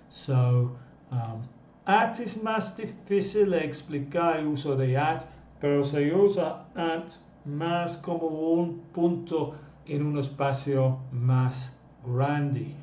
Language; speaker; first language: Spanish; non-native, fluent; English